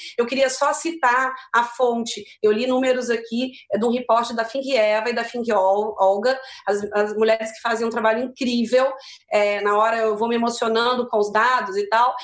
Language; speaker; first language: Portuguese; native; Portuguese